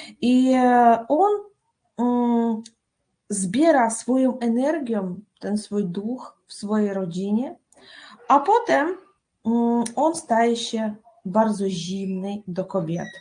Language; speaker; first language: Polish; non-native, fluent; Russian